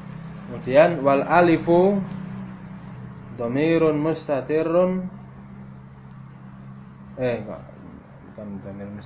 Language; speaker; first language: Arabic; non-native, fluent; Indonesian